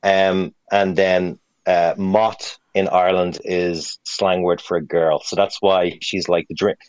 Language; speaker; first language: English; native; English